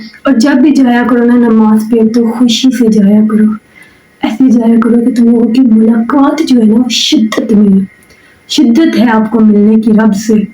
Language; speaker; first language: Urdu; native; Urdu